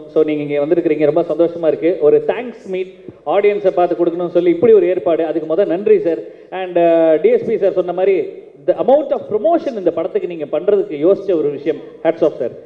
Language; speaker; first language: Tamil; native; Tamil